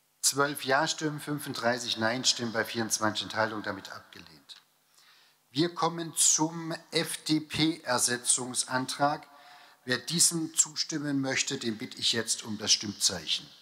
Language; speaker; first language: German; native; German